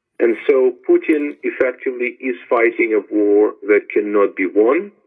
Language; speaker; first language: English; non-native, fluent; Ukrainian